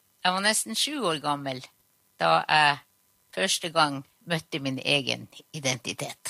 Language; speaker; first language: Norwegian; non-native, local second language; Northern Sami